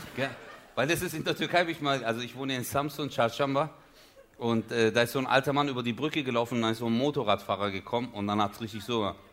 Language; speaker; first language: German; early bilingual, other home language; Turkish